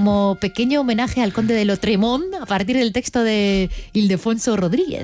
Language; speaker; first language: Spanish; native; Spanish